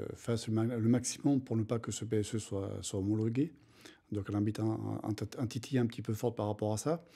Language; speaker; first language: French; native; French